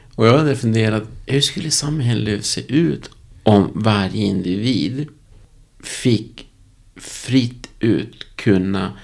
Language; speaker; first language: Swedish; early bilingual, other home language; Spanish